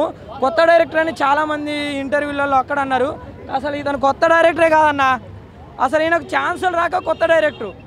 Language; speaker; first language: Telugu; native; Telugu